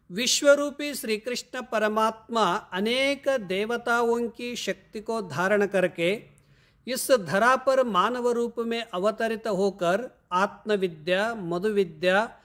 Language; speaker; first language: Hindi; non-native, local second language; Kannada